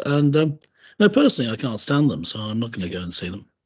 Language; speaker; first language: English; native; English